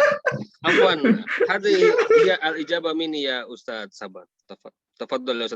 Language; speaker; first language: Arabic; non-native, fluent; Indonesian